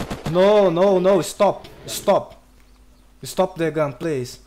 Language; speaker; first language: English; non-native, learner; Portuguese